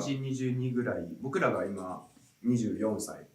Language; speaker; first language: Japanese; native; Japanese